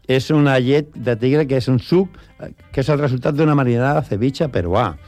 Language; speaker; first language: Catalan; non-native, local second language; Spanish